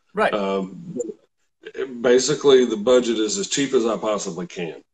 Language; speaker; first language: English; native; English